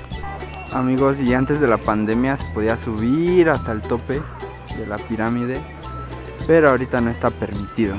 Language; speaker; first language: Spanish; native; Spanish